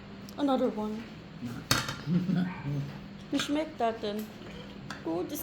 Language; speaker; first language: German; non-native, learner; Hiligaynon